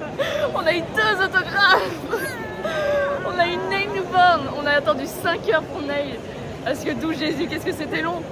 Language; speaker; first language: French; native; French